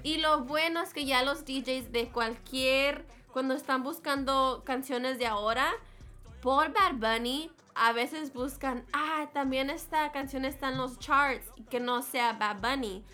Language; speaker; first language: Spanish; early bilingual, heritage; Spanish